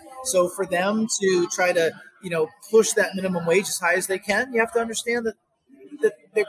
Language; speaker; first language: English; native; English